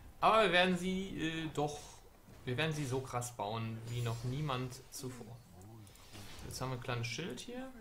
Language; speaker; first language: German; native; German